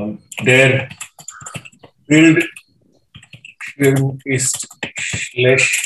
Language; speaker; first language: German; non-native, fluent; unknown